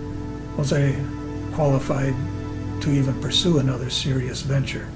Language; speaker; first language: English; native; English